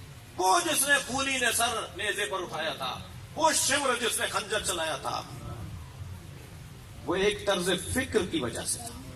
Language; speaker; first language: Urdu; native; Urdu